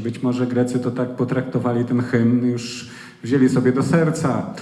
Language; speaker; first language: Polish; native; Polish